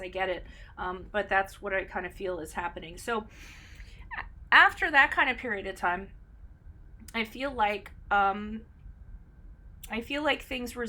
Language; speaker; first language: English; native; English